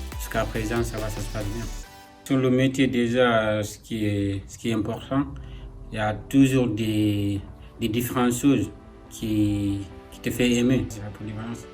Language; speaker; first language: French; non-native, local second language; Fula